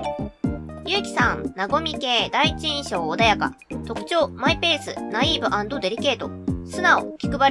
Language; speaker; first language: Japanese; native; Japanese